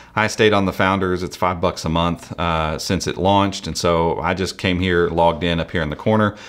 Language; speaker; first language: English; native; English